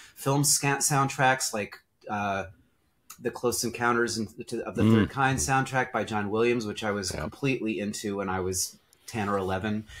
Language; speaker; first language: English; native; English